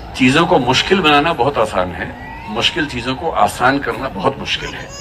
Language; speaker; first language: Hindi; native; Hindi